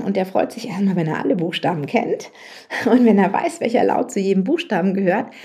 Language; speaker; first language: German; native; German